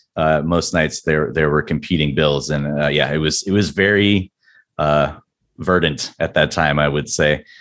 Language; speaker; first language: English; native; English